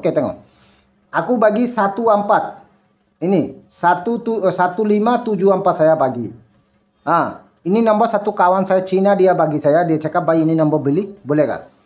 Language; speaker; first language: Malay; non-native, learner; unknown